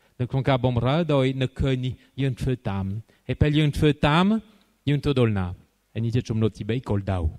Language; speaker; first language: Khmer; non-native, fluent; French